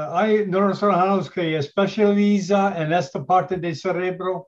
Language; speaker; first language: Spanish; non-native, learner; English